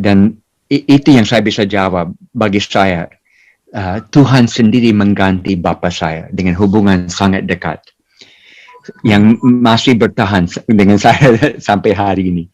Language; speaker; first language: Indonesian; non-native, fluent; English